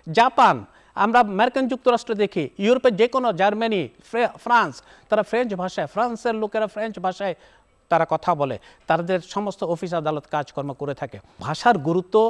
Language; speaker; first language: Bangla; native; Bangla